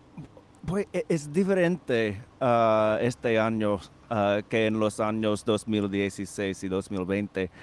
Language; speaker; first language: Spanish; non-native, fluent; English